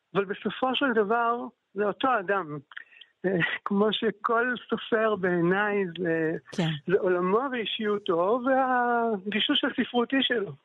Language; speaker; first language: Hebrew; native; Hebrew